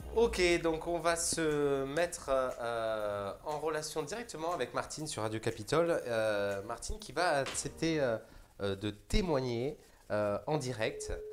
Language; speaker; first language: French; native; French